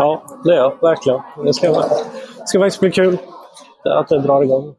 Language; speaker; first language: Swedish; native; Swedish